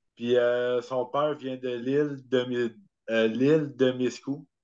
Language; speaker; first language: French; native; French